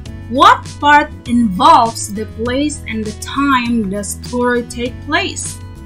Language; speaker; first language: English; non-native, fluent; Indonesian